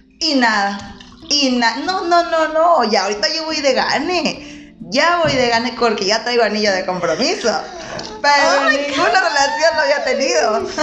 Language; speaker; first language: Spanish; native; Spanish